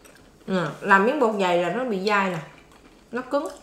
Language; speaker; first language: Vietnamese; native; Vietnamese